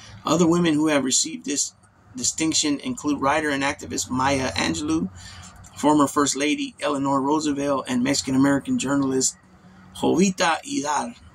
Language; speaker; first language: English; native; English